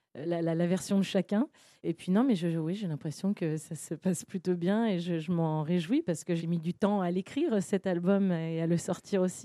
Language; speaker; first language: French; native; French